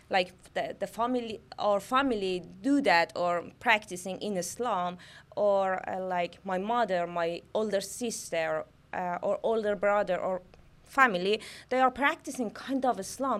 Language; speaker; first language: English; non-native, learner; Persian